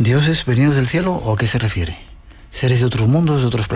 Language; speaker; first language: Spanish; native; Spanish